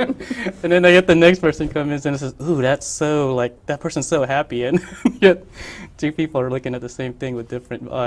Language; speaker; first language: English; early bilingual, other home language; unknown